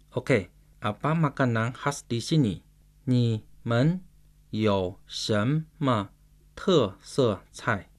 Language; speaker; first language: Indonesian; non-native, fluent; Chinese